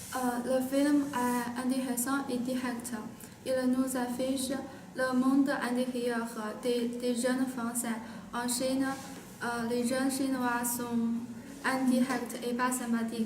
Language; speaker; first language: French; non-native, learner; Chinese